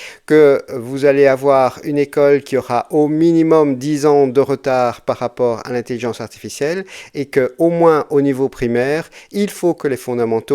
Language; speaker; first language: French; native; French